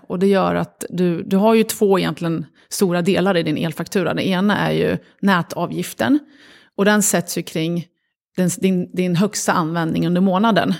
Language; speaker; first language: Swedish; early bilingual, other home language; Arabic